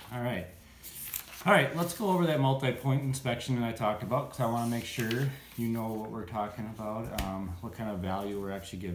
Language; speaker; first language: English; native; English